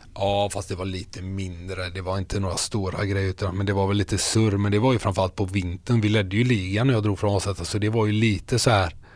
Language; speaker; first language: Swedish; native; Swedish